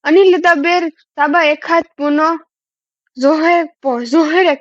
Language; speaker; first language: Hebrew; non-native, learner; Gujarati